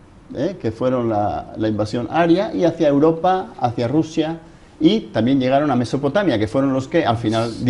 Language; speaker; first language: Spanish; native; Spanish